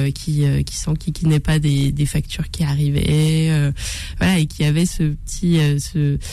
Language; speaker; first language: French; native; French